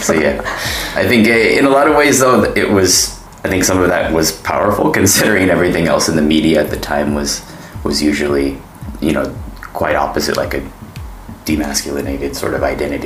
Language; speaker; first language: English; native; English